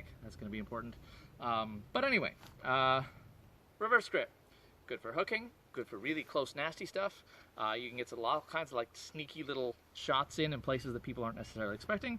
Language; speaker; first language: English; native; English